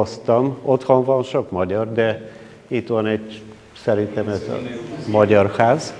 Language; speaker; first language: Hungarian; non-native, local second language; Bulgarian